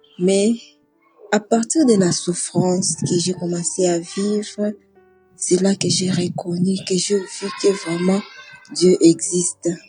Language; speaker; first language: French; non-native, local second language; Swahili